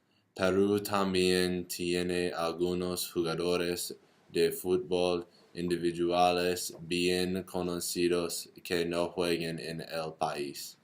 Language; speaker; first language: Spanish; non-native, learner; English